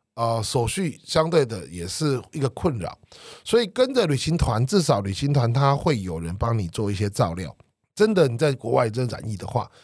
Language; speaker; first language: Chinese; native; Chinese